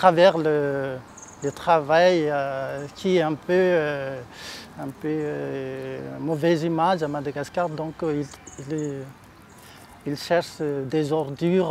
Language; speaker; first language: French; non-native, local second language; Malagasy